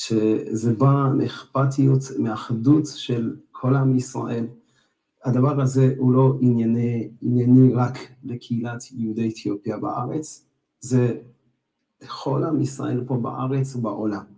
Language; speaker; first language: Hebrew; non-native, fluent; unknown